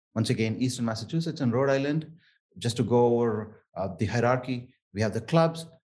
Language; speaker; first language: English; non-native, local second language; Tamil